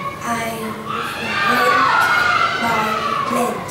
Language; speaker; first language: English; non-native, learner; Vietnamese